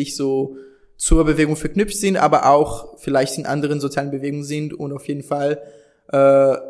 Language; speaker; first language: German; non-native, fluent; Portuguese